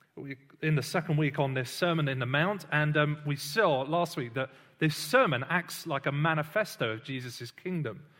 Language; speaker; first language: English; native; English